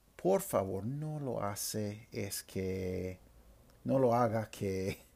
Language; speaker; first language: Spanish; non-native, fluent; English